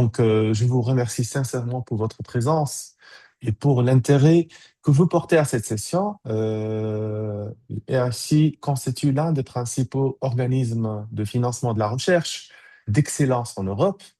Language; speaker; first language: French; native; French